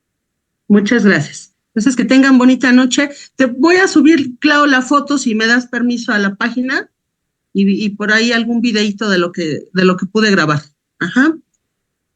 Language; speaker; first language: Spanish; native; Spanish